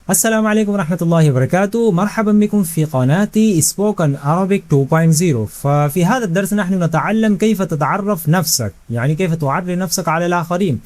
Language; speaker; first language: Arabic; non-native, fluent; Urdu